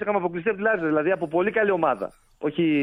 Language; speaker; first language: Greek; native; Greek